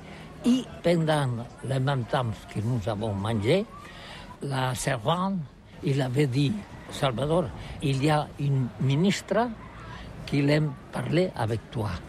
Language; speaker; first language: French; non-native, learner; Catalan